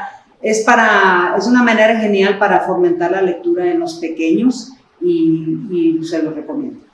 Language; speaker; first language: Spanish; early bilingual, other home language; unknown